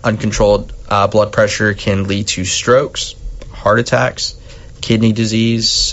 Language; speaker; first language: English; native; English